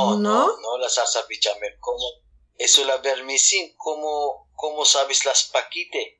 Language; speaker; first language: Spanish; non-native, learner; Arabic